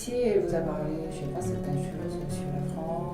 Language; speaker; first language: French; non-native, fluent; Korean